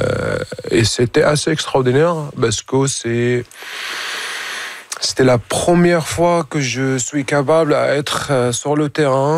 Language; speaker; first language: French; non-native, fluent; Arabic